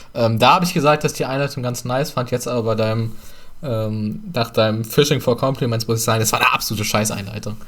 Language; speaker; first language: German; early bilingual, other home language; Turkish